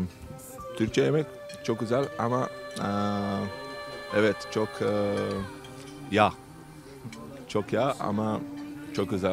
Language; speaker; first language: Turkish; non-native, learner; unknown